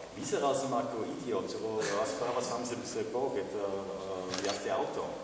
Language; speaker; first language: Slovak; non-native, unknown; German